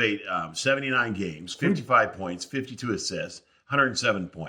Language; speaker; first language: English; native; English